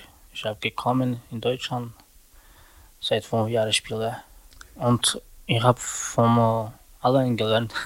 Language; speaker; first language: German; non-native, learner; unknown